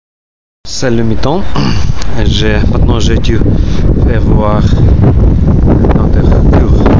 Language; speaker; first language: French; non-native, learner; Ukrainian